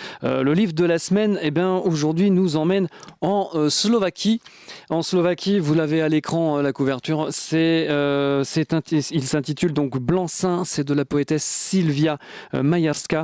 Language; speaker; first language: French; native; French